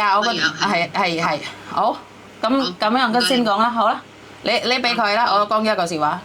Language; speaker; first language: Cantonese; non-native, fluent; Javanese